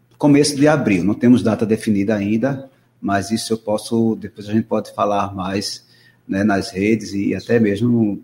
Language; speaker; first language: Portuguese; native; Portuguese